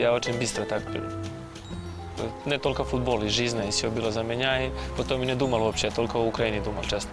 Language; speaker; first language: Russian; non-native, learner; Serbian